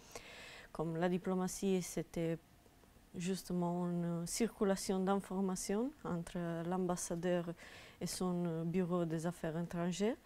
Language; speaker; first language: French; non-native, fluent; Italian